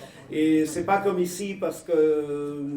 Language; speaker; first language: French; non-native, fluent; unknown